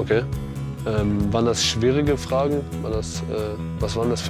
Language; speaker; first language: German; early bilingual, other home language; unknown